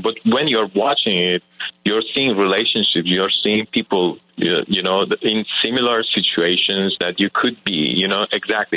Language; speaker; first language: English; non-native, fluent; Persian